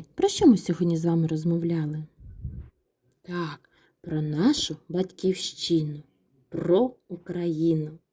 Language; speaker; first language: Ukrainian; native; Ukrainian